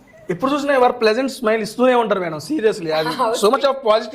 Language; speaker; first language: Telugu; native; Telugu